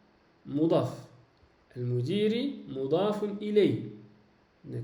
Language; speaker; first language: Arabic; non-native, fluent; French